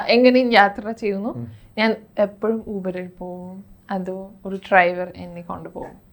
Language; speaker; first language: Malayalam; non-native, fluent; German